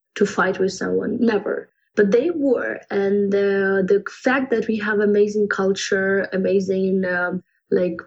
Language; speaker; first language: English; non-native, fluent; Ukrainian